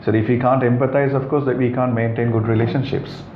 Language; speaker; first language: English; non-native, local second language; Sinhala